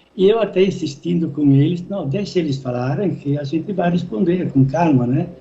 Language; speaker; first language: Portuguese; non-native, fluent; Italian